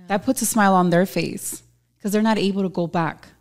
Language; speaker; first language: English; early bilingual, other home language; Spanish